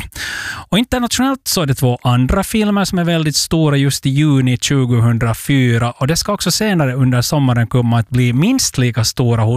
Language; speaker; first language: Swedish; native; Swedish